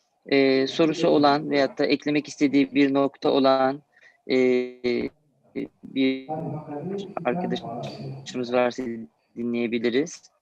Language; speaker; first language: Turkish; native; Turkish